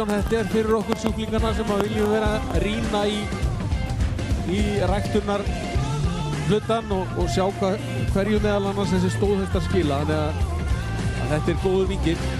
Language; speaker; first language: Icelandic; native; Icelandic